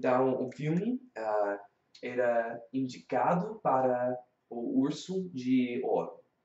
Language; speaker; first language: Portuguese; non-native, learner; English